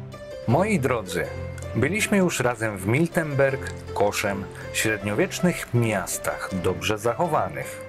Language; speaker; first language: Polish; native; Polish